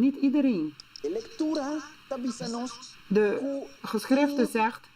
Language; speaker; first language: Dutch; non-native, local second language; Papiamento